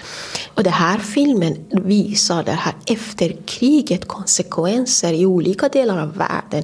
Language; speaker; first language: Swedish; non-native, fluent; Kurdish